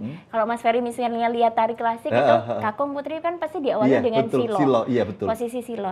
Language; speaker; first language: Indonesian; native; Indonesian